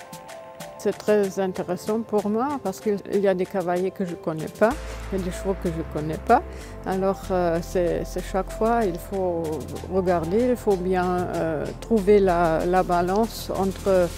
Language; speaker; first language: French; non-native, fluent; German